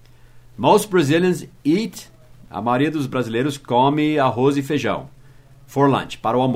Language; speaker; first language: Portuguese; non-native, fluent; English